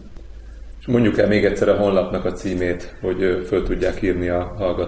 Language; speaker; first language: Hungarian; native; Hungarian